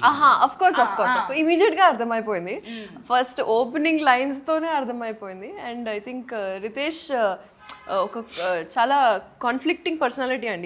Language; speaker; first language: Telugu; non-native, local second language; Urdu